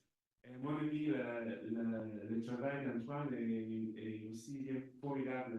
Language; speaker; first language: French; non-native, fluent; English